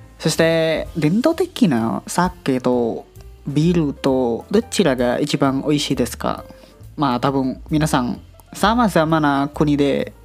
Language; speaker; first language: Japanese; non-native, learner; Indonesian